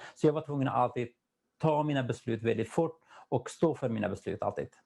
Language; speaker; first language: Swedish; non-native, fluent; Kurdish